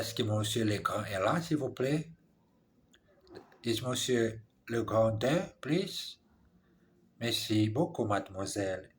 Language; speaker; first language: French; non-native, learner; English